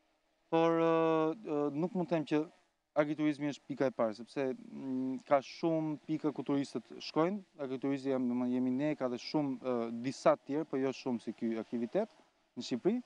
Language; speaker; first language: Albanian; native; Albanian